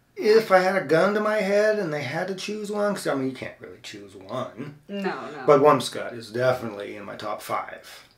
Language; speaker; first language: English; native; English